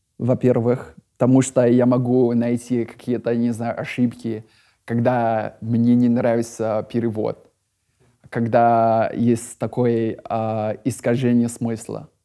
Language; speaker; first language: Russian; non-native, fluent; English